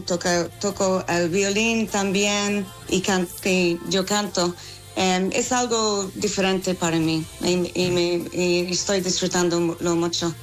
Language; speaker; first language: Spanish; non-native, fluent; English